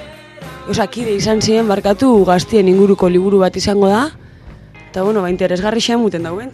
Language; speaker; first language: Basque; native; Basque